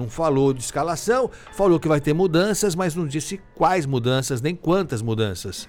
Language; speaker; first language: Portuguese; native; Portuguese